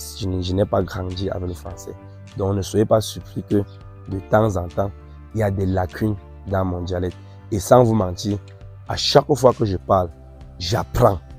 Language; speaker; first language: French; non-native, local second language; Ghomala